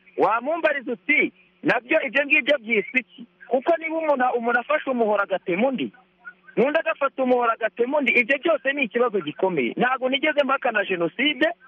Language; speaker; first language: Kinyarwanda; early bilingual, heritage; Kinyarwanda